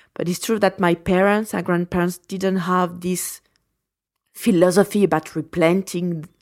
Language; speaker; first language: English; non-native, fluent; French